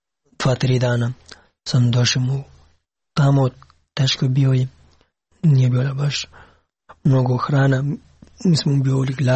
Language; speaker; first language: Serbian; non-native, learner; Pashto